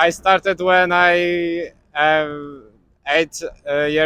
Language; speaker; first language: English; non-native, fluent; Polish